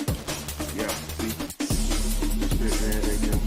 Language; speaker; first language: English; native; English